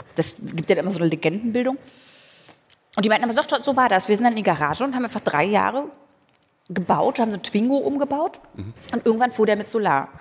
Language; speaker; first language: German; native; German